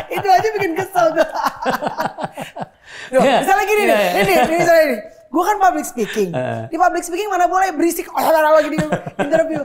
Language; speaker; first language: Indonesian; native; Indonesian